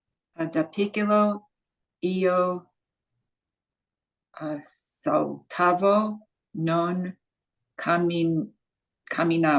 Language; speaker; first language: Italian; non-native, learner; English